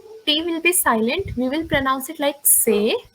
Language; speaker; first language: English; non-native, local second language; Hindi